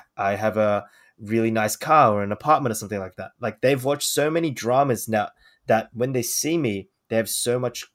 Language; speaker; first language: English; native; English